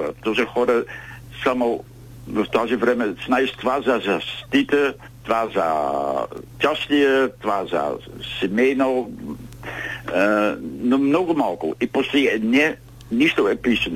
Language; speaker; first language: Bulgarian; non-native, learner; Dutch